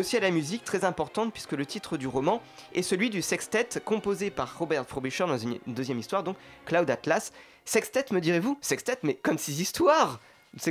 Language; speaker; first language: French; native; French